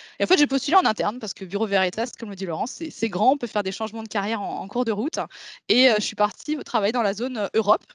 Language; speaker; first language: French; native; French